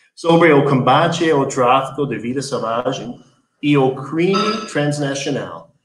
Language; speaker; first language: Portuguese; non-native, learner; English